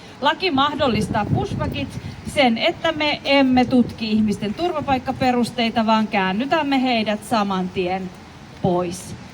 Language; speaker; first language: Finnish; native; Finnish